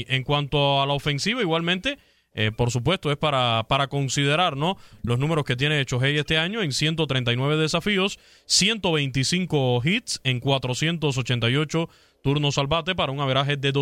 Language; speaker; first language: Spanish; native; Spanish